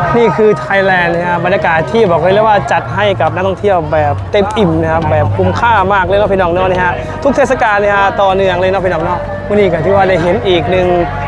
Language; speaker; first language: Thai; native; Thai